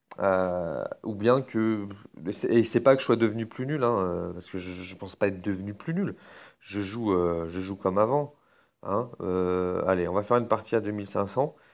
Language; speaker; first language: French; native; French